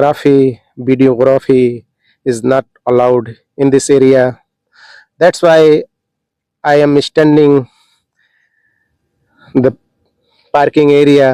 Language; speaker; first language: English; non-native, local second language; Hindi